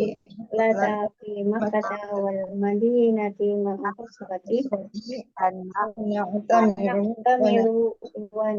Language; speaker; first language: Arabic; non-native, learner; Indonesian